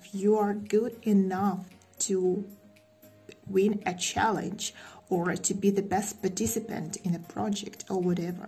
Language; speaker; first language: English; non-native, fluent; Russian